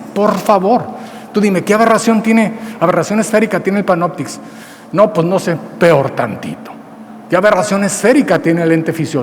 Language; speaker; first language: Spanish; native; Spanish